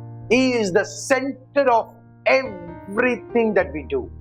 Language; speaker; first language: English; non-native, local second language; Tamil